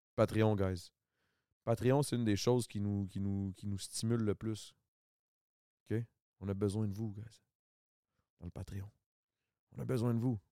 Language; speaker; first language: French; native; French